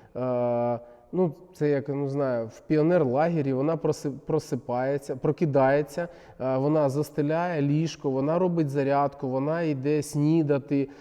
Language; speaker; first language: Ukrainian; non-native, local second language; Russian